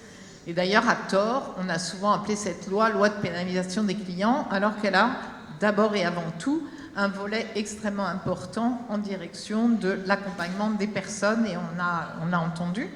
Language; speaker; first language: French; native; French